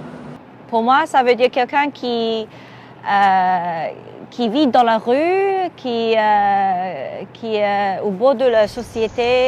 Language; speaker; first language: French; non-native, learner; Cantonese